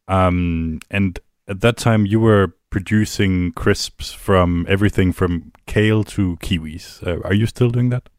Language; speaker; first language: English; non-native, fluent; Danish